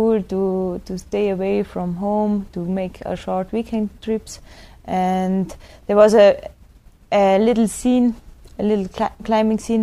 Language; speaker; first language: English; non-native, fluent; German